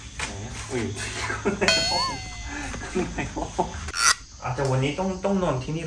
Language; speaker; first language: Thai; non-native, fluent; Korean